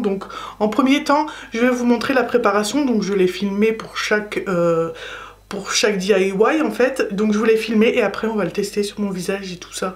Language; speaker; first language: French; native; French